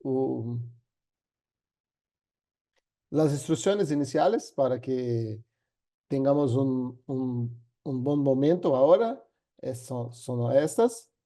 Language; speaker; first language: Spanish; non-native, fluent; Portuguese